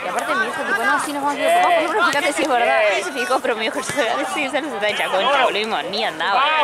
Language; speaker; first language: Spanish; native; Spanish